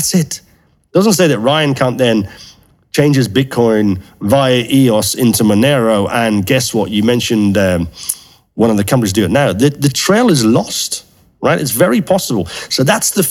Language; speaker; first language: English; native; English